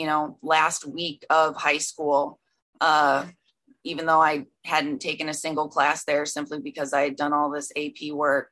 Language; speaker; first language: English; native; English